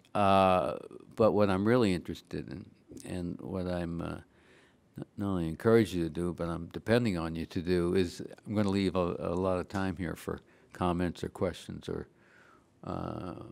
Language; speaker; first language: English; native; English